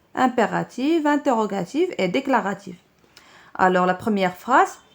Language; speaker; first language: French; non-native, local second language; Arabic